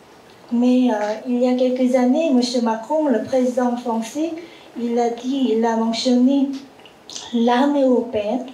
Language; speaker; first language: French; non-native, fluent; Korean